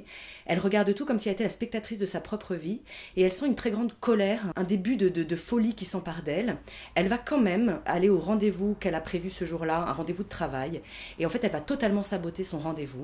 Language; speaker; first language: French; native; French